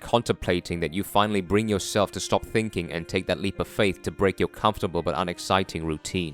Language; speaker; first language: English; non-native, fluent; Korean